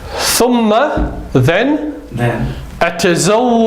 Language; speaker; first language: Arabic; non-native, fluent; English